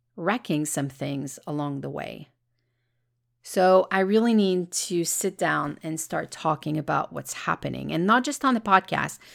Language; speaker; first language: English; native; English